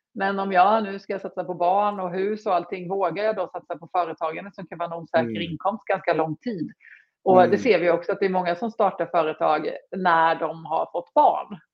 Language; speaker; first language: Swedish; native; Swedish